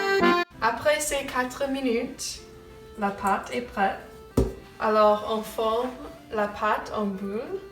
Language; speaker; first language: French; non-native, learner; English